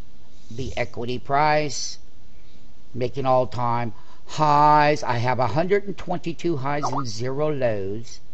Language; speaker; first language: English; native; English